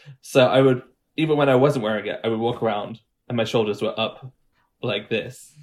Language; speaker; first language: English; native; English